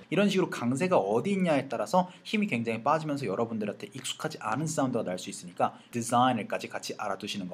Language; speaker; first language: Korean; native; Korean